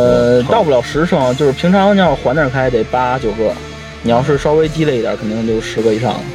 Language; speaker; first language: Chinese; native; Chinese